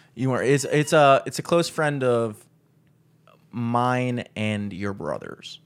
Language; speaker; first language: English; native; English